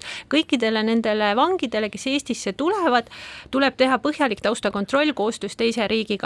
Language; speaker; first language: Estonian; native; Estonian